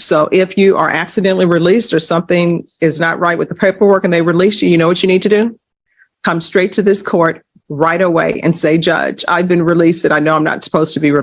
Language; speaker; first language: English; native; English